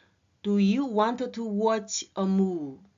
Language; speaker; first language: English; non-native, learner; Chinese